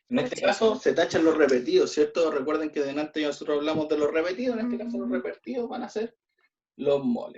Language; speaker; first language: Spanish; native; Spanish